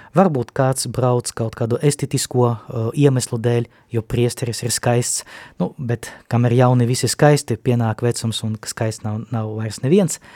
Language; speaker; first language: Latvian; non-native, local second language; Russian